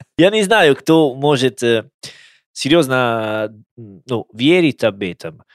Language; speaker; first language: Russian; non-native, learner; Italian